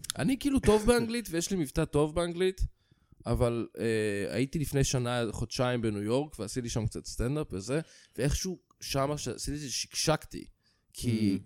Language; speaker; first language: Hebrew; native; Hebrew